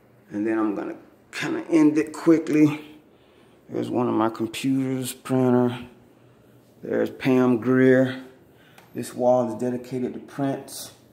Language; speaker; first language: English; native; English